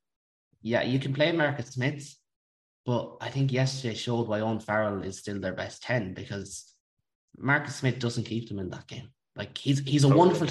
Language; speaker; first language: English; native; English